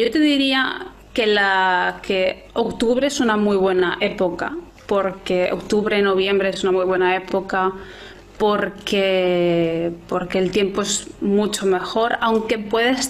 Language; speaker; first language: Spanish; native; Spanish